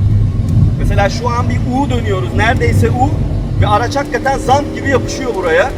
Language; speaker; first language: Turkish; native; Turkish